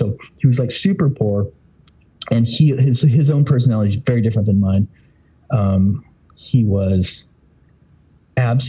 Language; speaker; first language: English; native; English